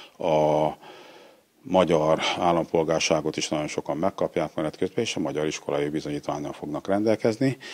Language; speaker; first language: Hungarian; native; Hungarian